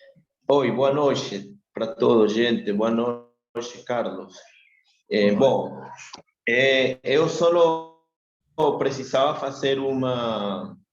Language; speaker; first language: Portuguese; non-native, learner; Spanish